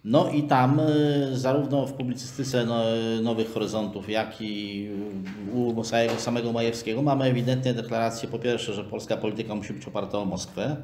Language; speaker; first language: Polish; native; Polish